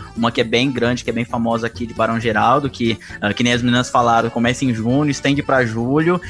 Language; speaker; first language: Portuguese; native; Portuguese